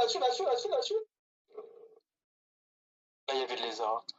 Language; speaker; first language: French; native; French